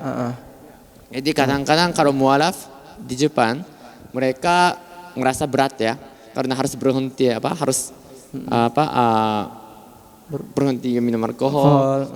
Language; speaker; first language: Indonesian; non-native, fluent; Japanese